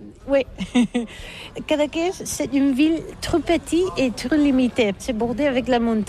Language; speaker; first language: French; non-native, learner; Catalan